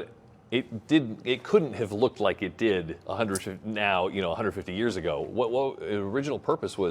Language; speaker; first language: English; native; English